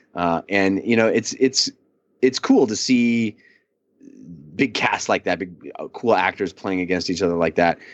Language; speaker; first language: English; early bilingual, other home language; Italian